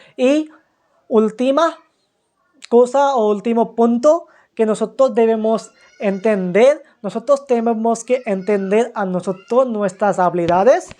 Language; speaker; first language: Spanish; non-native, fluent; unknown